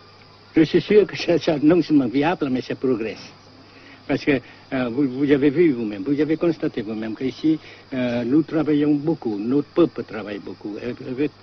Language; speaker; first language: French; non-native, local second language; Vietnamese